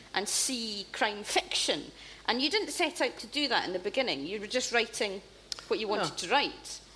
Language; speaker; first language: English; native; English